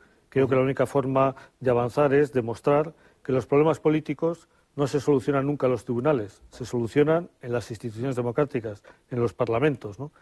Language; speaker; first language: Spanish; native; Spanish